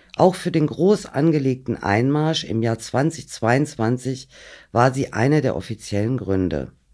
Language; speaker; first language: German; native; German